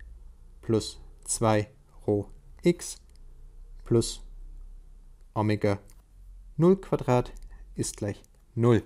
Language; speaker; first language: German; native; German